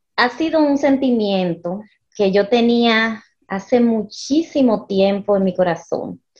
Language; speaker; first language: Spanish; early bilingual, heritage; Spanish